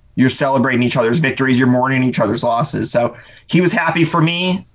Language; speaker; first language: English; native; English